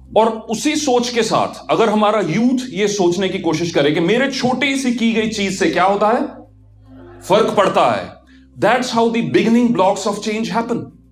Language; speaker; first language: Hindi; non-native, local second language; Punjabi